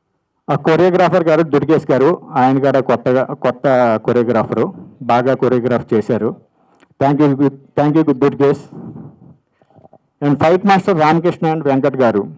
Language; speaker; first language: Telugu; native; Telugu